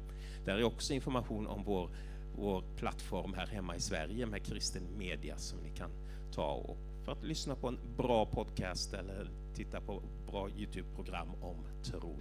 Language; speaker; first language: Swedish; native; Swedish